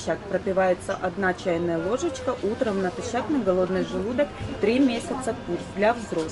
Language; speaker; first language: Russian; native; Russian